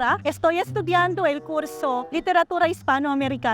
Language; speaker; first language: Spanish; non-native, fluent; Filipino